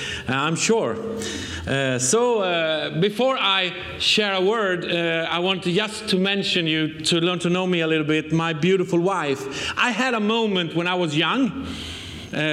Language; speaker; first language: English; non-native, fluent; Swedish